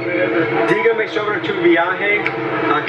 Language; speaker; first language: Spanish; non-native, learner; English